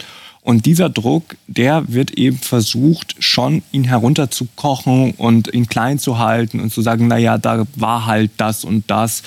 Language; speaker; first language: German; native; German